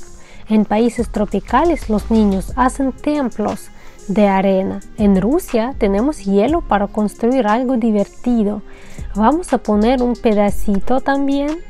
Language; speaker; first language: Spanish; non-native, fluent; Russian